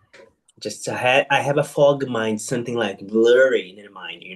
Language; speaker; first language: English; non-native, fluent; Portuguese